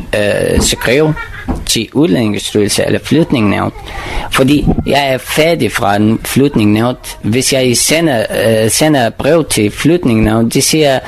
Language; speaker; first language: Danish; non-native, learner; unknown